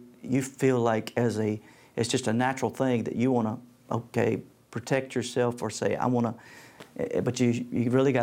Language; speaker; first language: English; native; English